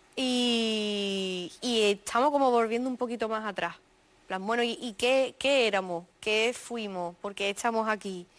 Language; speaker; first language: Spanish; native; Spanish